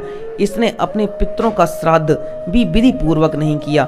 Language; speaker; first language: Hindi; native; Hindi